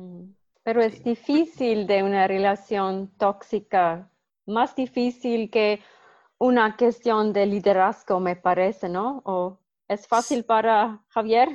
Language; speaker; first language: Spanish; non-native, learner; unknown